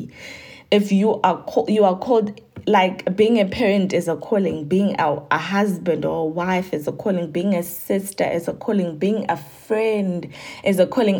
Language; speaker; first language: English; non-native, local second language; Tsonga